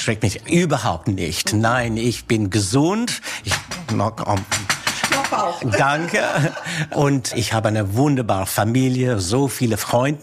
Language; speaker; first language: German; non-native, fluent; English